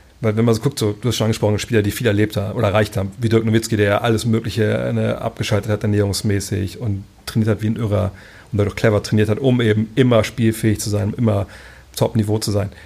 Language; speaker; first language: German; native; German